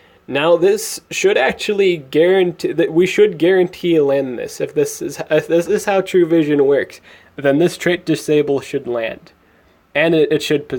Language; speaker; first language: English; native; English